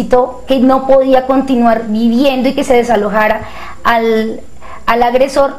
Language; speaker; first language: Spanish; native; Spanish